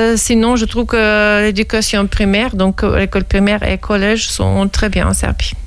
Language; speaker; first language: French; non-native, fluent; Serbian